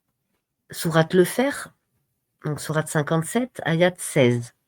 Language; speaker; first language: French; native; French